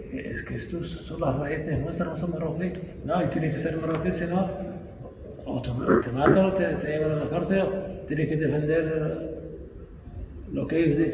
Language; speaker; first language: Spanish; non-native, local second language; Arabic